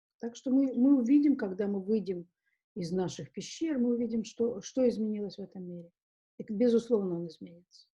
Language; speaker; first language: Russian; native; Russian